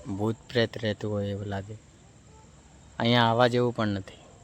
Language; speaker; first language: Gujarati; non-native, local second language; Bhili